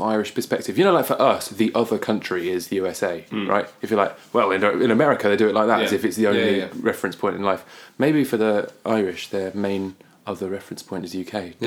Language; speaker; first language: English; native; English